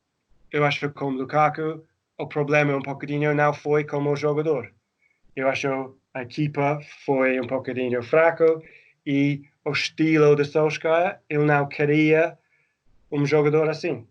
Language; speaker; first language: Portuguese; non-native, fluent; English